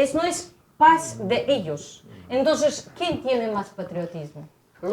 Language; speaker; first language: Spanish; non-native, fluent; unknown